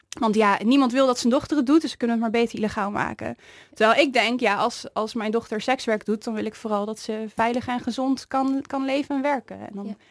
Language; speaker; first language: Dutch; native; Dutch